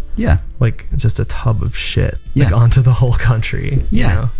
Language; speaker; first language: English; early bilingual, other home language; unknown